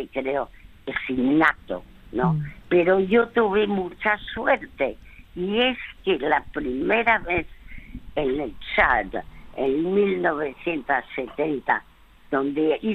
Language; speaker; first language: Spanish; early bilingual, other home language; French